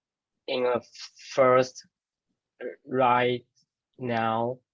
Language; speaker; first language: English; non-native, learner; Chinese